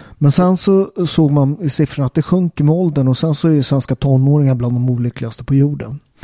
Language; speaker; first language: Swedish; early bilingual, other home language; Italian